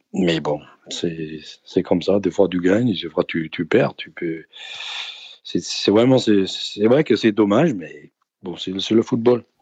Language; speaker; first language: French; non-native, fluent; Danish